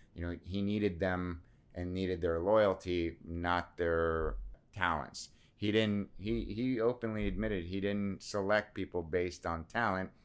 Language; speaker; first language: English; early bilingual, other home language; Assyrian Neo-Aramaic